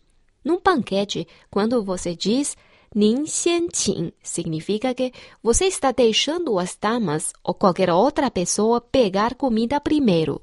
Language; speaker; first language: Portuguese; non-native, fluent; Chinese